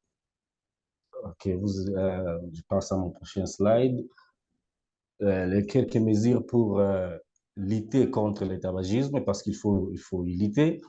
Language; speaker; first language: French; non-native, local second language; Lingala